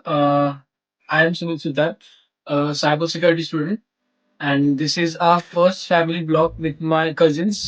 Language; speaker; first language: English; non-native, local second language; Marathi